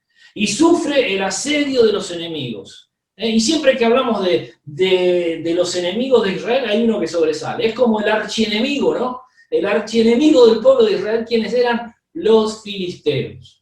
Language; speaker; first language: Spanish; native; Spanish